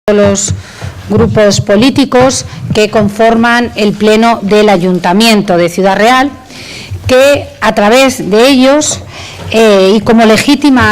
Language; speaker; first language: Spanish; native; Spanish